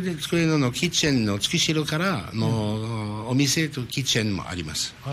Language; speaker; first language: Japanese; non-native, learner; English